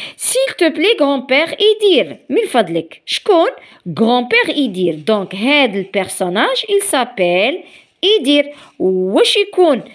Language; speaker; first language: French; non-native, local second language; Arabic